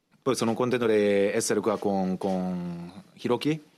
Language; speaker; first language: Italian; non-native, learner; Japanese